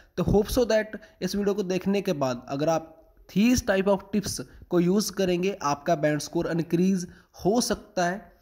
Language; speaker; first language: Hindi; non-native, local second language; Punjabi